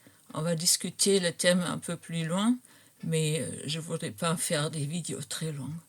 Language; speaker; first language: French; non-native, fluent; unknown